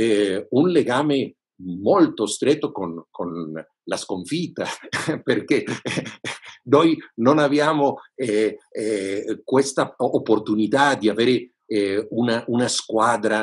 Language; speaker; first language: Italian; non-native, fluent; Spanish